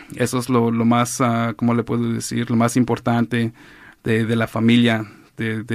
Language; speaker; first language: Spanish; early bilingual, heritage; Spanish